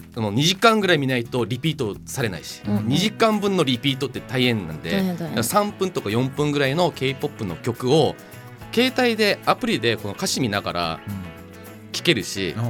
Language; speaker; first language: Japanese; non-native, fluent; Korean